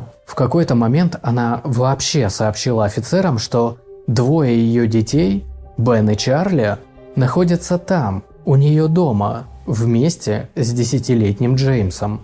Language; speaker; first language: Russian; native; Russian